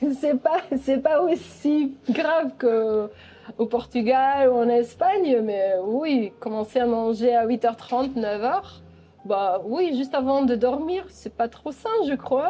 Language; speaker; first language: French; non-native, local second language; Dutch